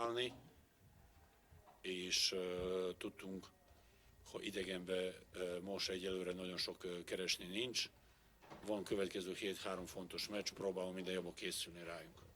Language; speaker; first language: Hungarian; non-native, learner; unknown